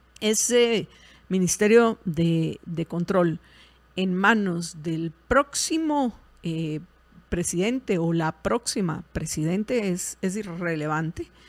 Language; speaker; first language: Spanish; native; Spanish